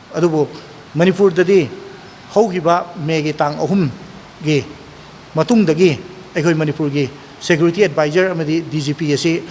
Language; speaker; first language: Manipuri; native; Manipuri